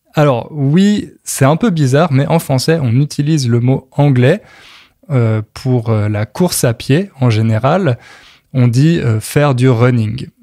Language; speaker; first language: French; native; French